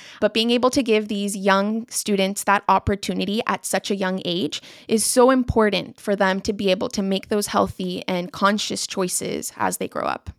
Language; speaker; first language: English; non-native, local second language; Spanish